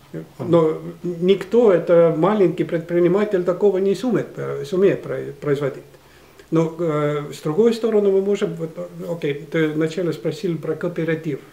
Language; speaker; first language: Russian; non-native, local second language; Estonian